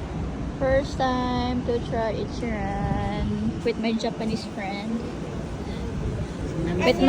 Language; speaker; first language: English; non-native, local second language; Cebuano